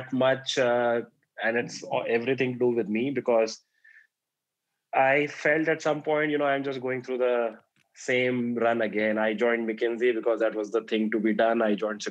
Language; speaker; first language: English; non-native, local second language; Hindi